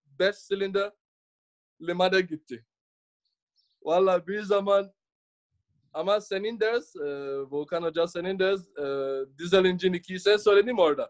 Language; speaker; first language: Turkish; non-native, learner; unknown